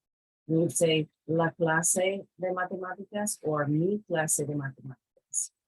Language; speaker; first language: Spanish; non-native, fluent; English